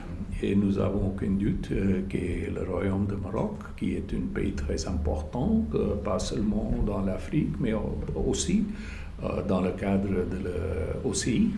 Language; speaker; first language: French; non-native, fluent; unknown